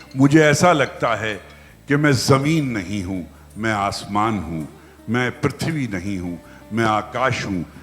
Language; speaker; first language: Hindi; native; Hindi